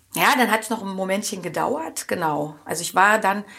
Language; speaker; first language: German; native; German